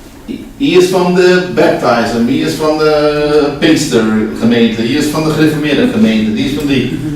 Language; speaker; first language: Dutch; non-native, learner; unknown